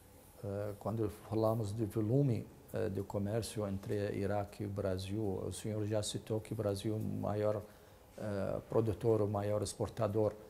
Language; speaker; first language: Portuguese; non-native, fluent; Arabic